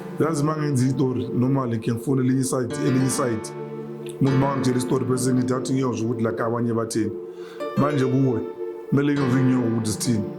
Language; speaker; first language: Zulu; non-native, local second language; Venda